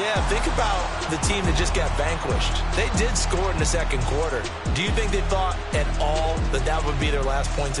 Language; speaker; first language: English; native; English